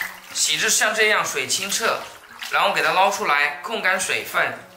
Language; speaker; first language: Chinese; native; Chinese